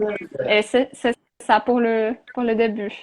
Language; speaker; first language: French; non-native, fluent; Portuguese